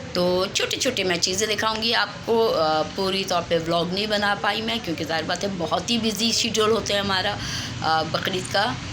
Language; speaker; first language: Urdu; native; Urdu